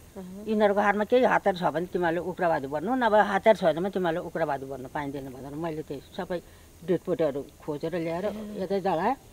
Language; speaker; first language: Nepali; native; Nepali